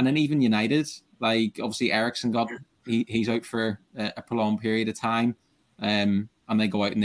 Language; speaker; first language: English; native; English